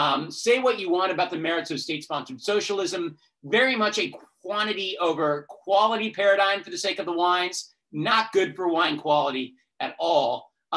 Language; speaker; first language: English; native; English